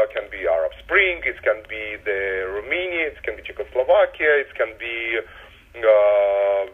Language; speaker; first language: English; non-native, fluent; Russian